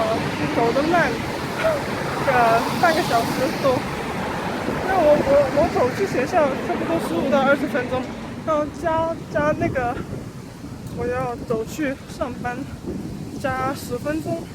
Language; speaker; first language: Chinese; early bilingual, heritage; Chinese